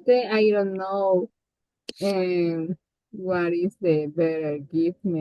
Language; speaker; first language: English; non-native, learner; Spanish